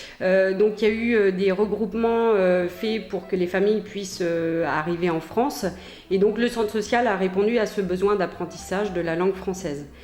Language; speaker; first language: French; native; French